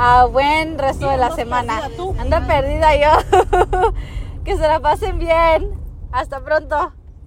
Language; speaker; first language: Spanish; early bilingual, heritage; Spanish